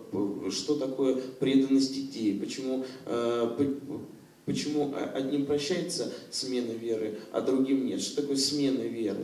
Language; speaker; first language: Russian; native; Russian